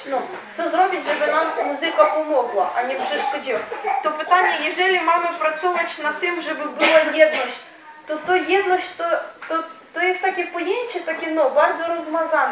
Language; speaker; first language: Polish; non-native, fluent; Ukrainian